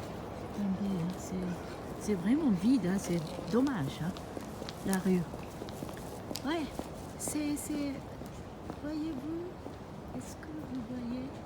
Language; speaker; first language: French; non-native, fluent; Japanese